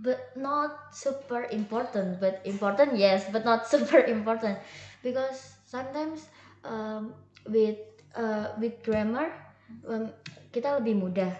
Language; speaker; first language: English; non-native, learner; Indonesian